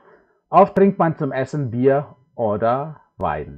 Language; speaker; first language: German; non-native, fluent; Indonesian